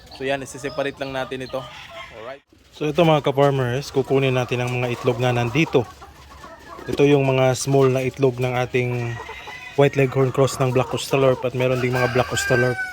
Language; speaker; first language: Filipino; native; Filipino